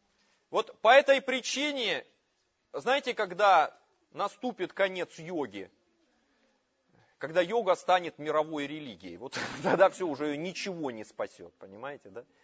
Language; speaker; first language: Russian; native; Russian